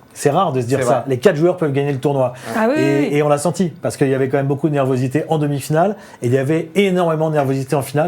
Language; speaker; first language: French; native; French